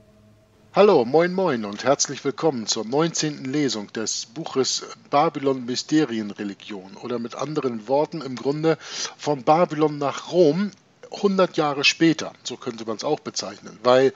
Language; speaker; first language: German; native; German